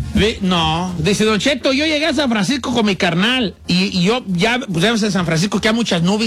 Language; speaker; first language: Spanish; native; Spanish